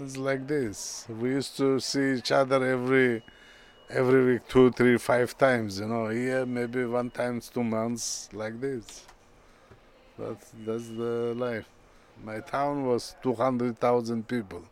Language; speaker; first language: English; non-native, learner; Russian